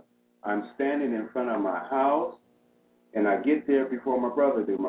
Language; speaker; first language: English; native; English